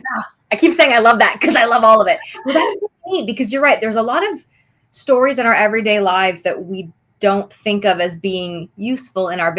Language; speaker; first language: English; native; English